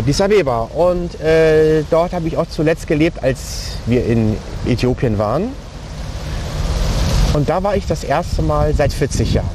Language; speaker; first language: German; early bilingual, other home language; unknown